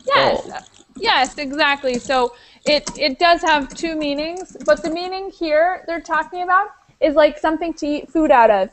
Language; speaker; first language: English; native; English